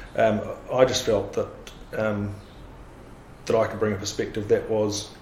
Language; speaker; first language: English; native; English